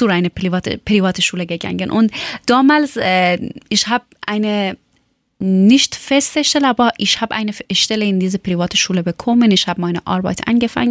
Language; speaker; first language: German; non-native, learner; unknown